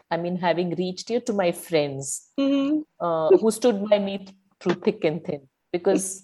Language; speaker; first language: English; non-native, local second language; Malayalam